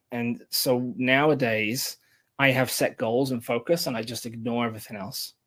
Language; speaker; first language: English; native; English